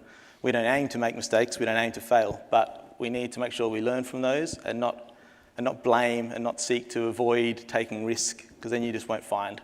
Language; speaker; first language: English; native; English